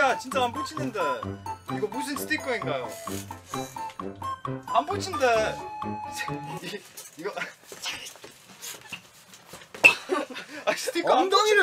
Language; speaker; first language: Korean; non-native, learner; Croatian